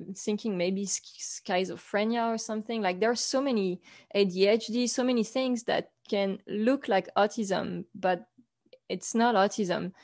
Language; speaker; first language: English; non-native, fluent; French